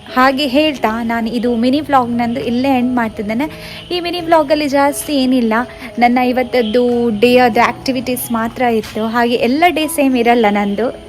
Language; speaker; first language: Kannada; non-native, local second language; Konkani